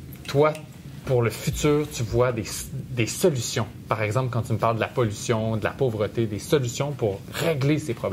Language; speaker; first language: French; native; French